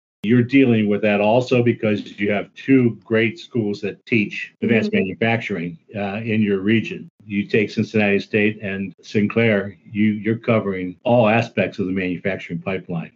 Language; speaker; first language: English; native; English